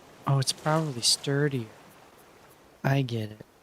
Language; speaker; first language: English; native; English